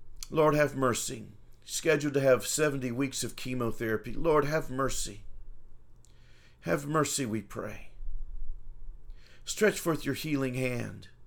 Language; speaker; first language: English; native; English